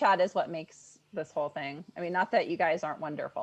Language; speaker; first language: English; native; English